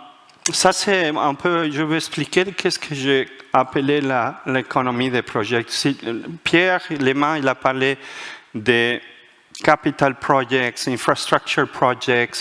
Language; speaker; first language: French; non-native, fluent; Spanish